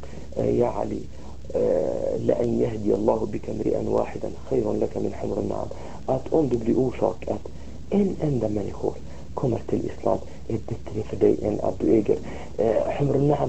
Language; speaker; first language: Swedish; non-native, fluent; Arabic